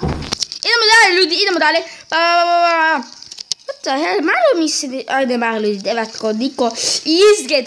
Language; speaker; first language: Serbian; early bilingual, heritage; Serbian